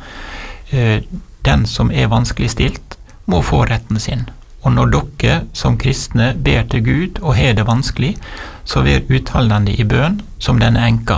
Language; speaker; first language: Norwegian; native; Norwegian